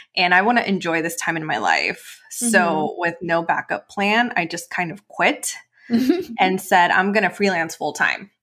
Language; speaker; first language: English; non-native, fluent; Spanish